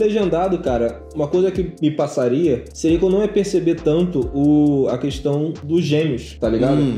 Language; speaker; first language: Portuguese; native; Portuguese